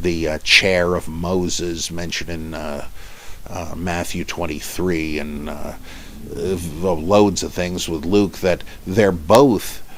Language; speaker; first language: English; native; English